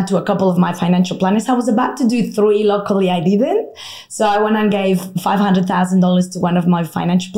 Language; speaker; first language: English; non-native, fluent; Spanish